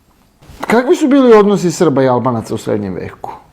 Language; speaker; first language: Serbian; native; Serbian